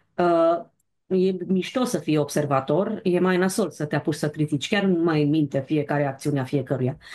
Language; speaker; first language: Romanian; native; Romanian